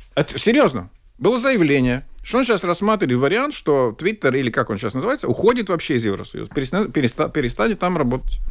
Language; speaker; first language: Russian; non-native, local second language; Latvian